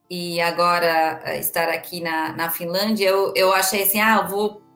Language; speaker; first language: Portuguese; non-native, fluent; German